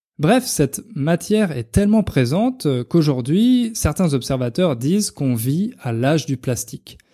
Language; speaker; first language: French; native; French